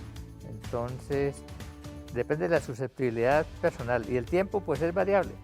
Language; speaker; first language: Spanish; native; Spanish